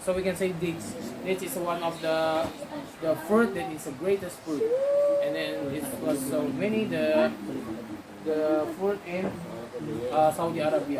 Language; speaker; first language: English; non-native, learner; Indonesian